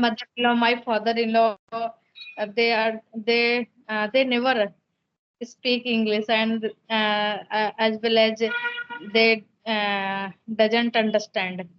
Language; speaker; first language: English; non-native, local second language; Hindi